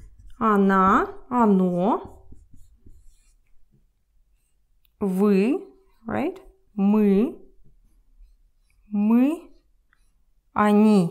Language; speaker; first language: Russian; non-native, learner; English